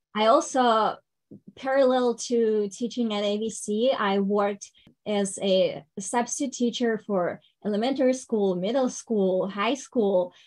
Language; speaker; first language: English; non-native, fluent; Ukrainian